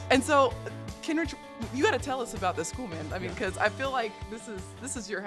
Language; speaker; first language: English; native; English